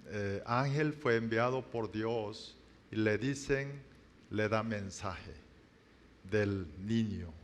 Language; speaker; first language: Spanish; non-native, learner; Korean